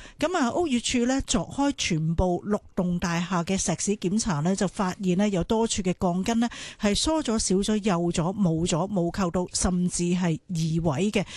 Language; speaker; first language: Cantonese; native; Cantonese